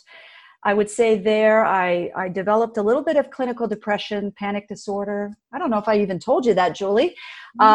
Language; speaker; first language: English; early bilingual, other home language; French